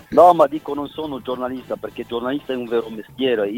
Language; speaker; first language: Italian; non-native, fluent; French